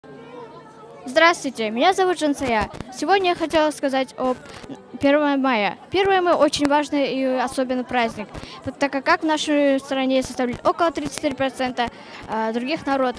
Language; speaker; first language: Russian; non-native, local second language; Kazakh